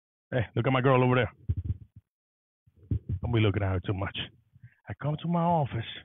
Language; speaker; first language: English; early bilingual, other home language; Spanish